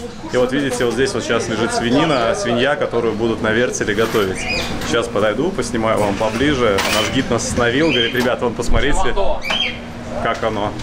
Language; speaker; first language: Russian; native; Russian